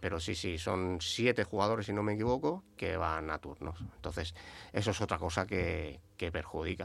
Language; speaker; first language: Spanish; native; Spanish